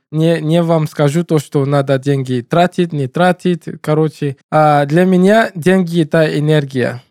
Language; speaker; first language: Russian; non-native, fluent; English